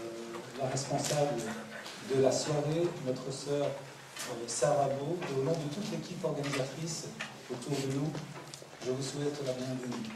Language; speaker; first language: French; native; French